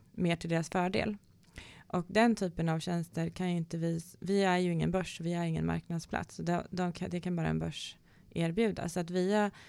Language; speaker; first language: Swedish; native; Swedish